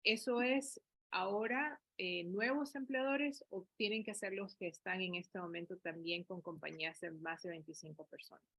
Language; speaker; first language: Spanish; early bilingual, heritage; Spanish